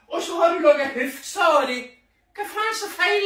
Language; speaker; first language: Norwegian; native; Norwegian